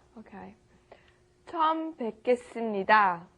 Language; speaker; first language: Korean; non-native, learner; Italian